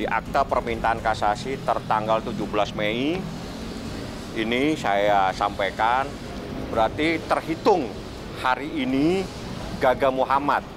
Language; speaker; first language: Indonesian; native; Indonesian